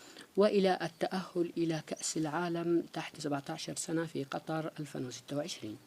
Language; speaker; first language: Arabic; native; Arabic